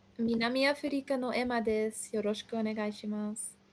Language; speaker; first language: Japanese; non-native, learner; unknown